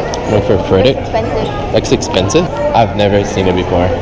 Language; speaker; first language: English; early bilingual, other home language; Spanish